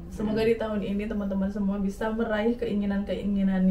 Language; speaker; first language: Indonesian; native; Indonesian